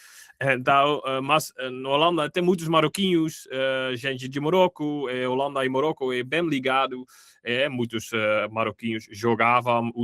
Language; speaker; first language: Portuguese; non-native, fluent; Dutch